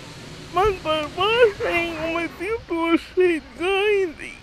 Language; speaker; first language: Latvian; non-native, local second language; Russian